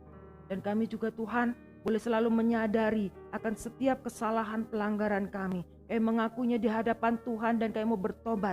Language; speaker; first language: Indonesian; native; Indonesian